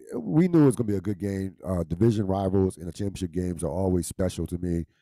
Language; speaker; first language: English; native; English